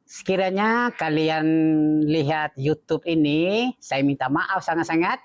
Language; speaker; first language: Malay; non-native, fluent; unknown